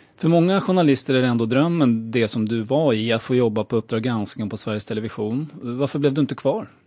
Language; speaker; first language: Swedish; native; Swedish